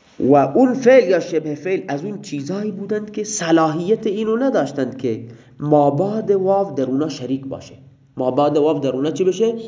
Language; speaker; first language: Persian; non-native, local second language; Baluchi